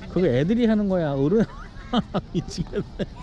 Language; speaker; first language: Korean; native; Korean